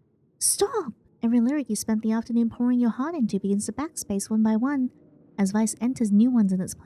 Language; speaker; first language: English; native; English